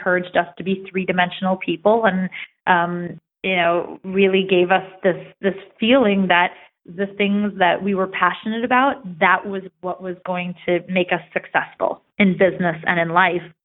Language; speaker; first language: English; native; English